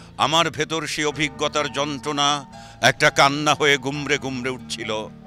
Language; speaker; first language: Bangla; native; Bangla